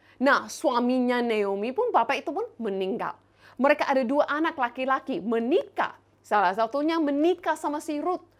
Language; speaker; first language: Indonesian; non-native, fluent; English